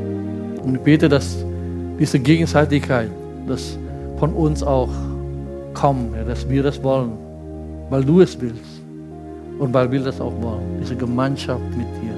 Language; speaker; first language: German; non-native, fluent; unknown